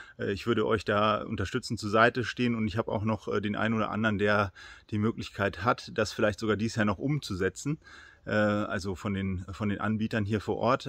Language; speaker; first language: German; native; German